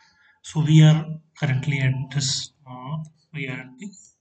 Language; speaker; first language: English; non-native, fluent; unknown